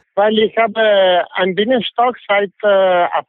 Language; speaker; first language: German; non-native, fluent; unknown